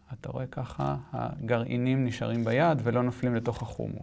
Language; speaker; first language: Hebrew; early bilingual, other home language; Spanish